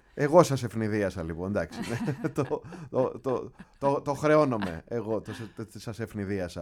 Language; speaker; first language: Greek; native; Greek